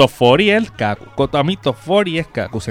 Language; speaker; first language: Spanish; native; Spanish